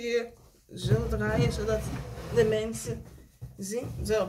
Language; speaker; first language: Dutch; non-native, fluent; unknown